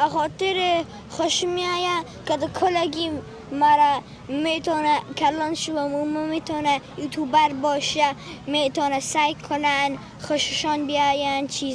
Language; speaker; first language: Persian; early bilingual, heritage; Persian